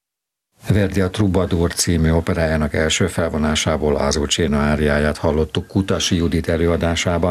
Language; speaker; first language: Hungarian; native; Hungarian